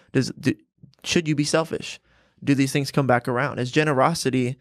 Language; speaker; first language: English; native; English